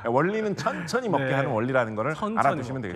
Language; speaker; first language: Korean; native; Korean